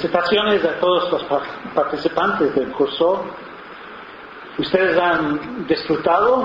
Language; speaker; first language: Spanish; non-native, fluent; English